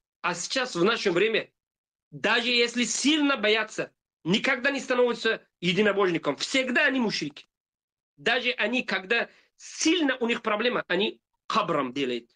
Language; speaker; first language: Russian; non-native, fluent; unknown